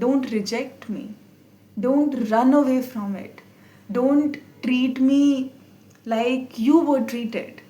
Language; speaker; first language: English; non-native, local second language; Hindi